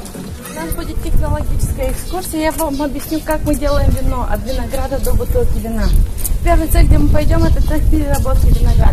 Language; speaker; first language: Russian; non-native, local second language; Romanian